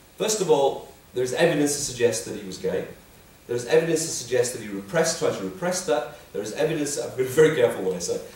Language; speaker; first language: English; native; English